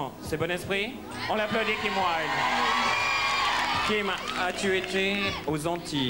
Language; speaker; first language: French; native; French